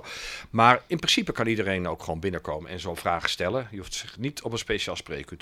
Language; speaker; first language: Dutch; native; Dutch